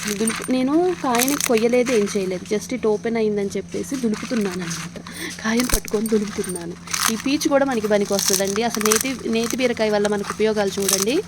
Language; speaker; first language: Telugu; native; Telugu